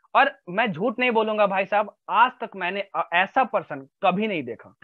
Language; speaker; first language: Hindi; native; Hindi